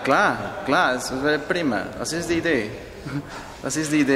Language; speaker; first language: German; non-native, learner; Spanish